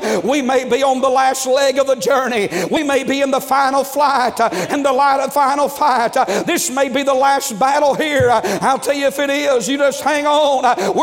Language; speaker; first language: English; native; English